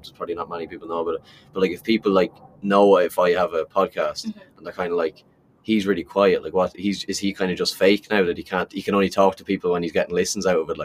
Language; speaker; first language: English; native; English